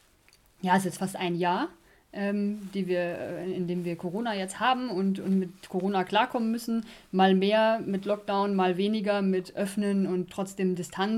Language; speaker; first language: German; native; German